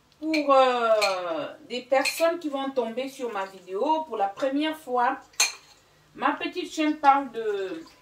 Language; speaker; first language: French; non-native, local second language; Fang